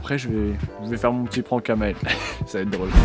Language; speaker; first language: French; native; French